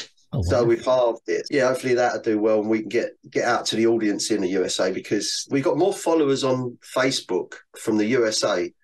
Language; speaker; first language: English; native; English